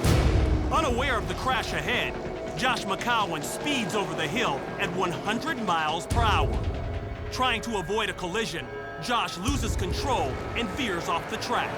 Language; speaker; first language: English; native; English